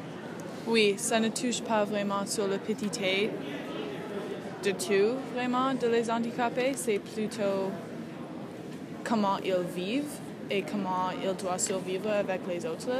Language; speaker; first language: French; non-native, learner; English